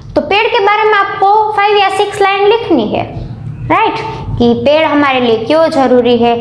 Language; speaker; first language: Hindi; non-native, local second language; Gujarati